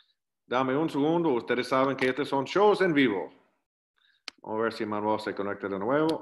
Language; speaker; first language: Spanish; non-native, learner; English